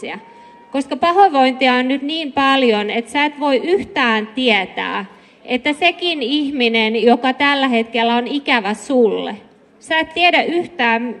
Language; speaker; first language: Finnish; native; Finnish